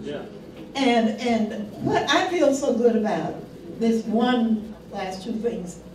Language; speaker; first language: English; native; English